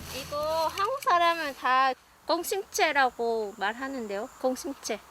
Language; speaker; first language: Korean; non-native, learner; Vietnamese